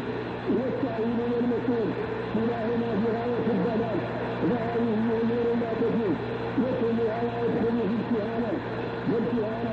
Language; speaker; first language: Arabic; native; Arabic